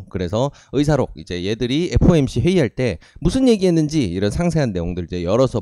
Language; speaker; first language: Korean; native; Korean